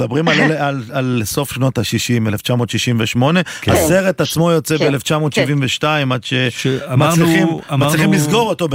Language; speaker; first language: Hebrew; native; Hebrew